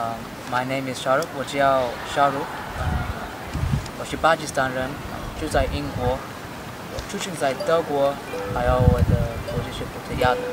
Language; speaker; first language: Chinese; non-native, learner; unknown